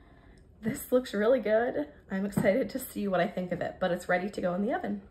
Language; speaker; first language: English; native; English